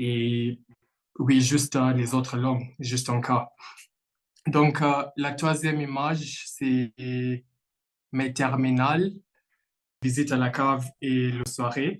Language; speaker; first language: French; non-native, fluent; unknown